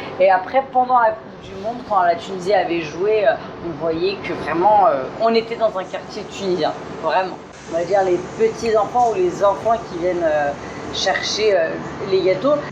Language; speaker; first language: French; native; French